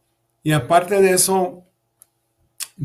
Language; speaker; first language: Spanish; early bilingual, heritage; English